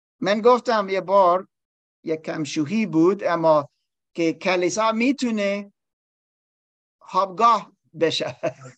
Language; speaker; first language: Persian; non-native, learner; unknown